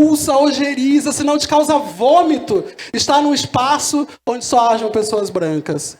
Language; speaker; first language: Portuguese; native; Portuguese